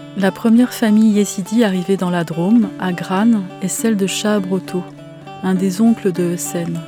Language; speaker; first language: French; native; French